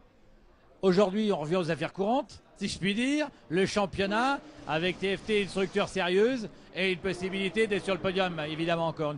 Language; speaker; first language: French; native; French